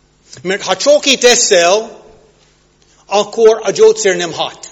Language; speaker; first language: Hungarian; non-native, fluent; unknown